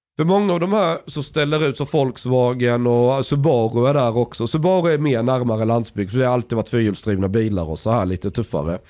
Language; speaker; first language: Swedish; native; Swedish